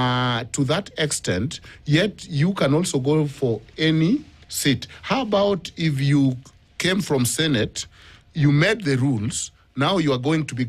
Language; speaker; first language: English; non-native, local second language; Luo (Kenya and Tanzania)